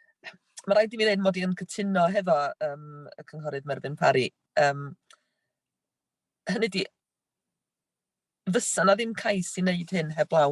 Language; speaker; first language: Welsh; native; Welsh